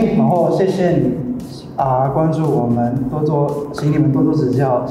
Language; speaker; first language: Chinese; non-native, learner; Thai